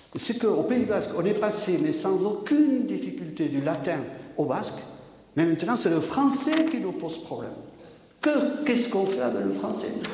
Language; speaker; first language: French; non-native, local second language; Basque